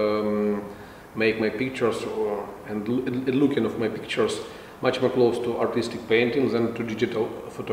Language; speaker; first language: English; non-native, fluent; Russian